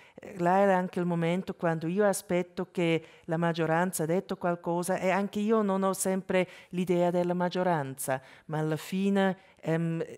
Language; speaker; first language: Italian; non-native, local second language; German